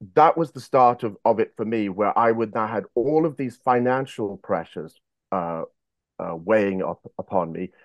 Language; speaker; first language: English; native; English